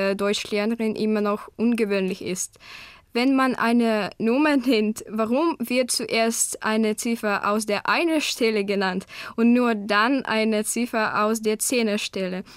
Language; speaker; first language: German; non-native, fluent; Russian